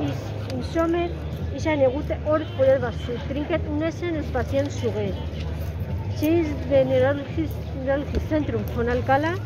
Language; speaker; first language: German; non-native, learner; Spanish